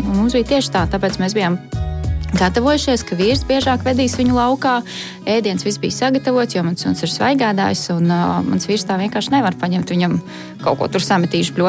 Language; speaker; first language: Latvian; native; Latvian